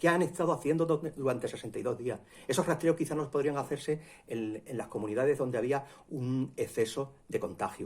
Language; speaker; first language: Spanish; native; Spanish